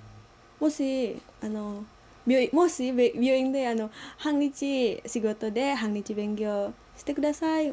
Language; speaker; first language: Japanese; non-native, learner; Indonesian